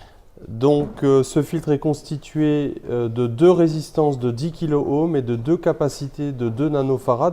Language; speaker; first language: French; native; French